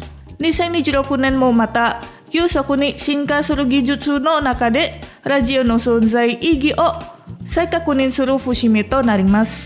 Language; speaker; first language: Japanese; non-native, fluent; Indonesian